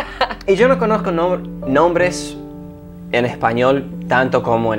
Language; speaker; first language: Spanish; non-native, fluent; English